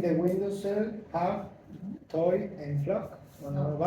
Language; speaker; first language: English; non-native, learner; Spanish